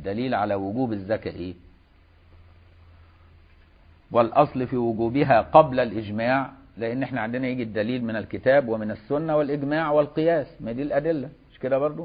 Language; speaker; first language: Arabic; native; Arabic